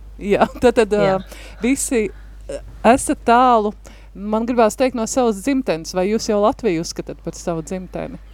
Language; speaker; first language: Latvian; native; Latvian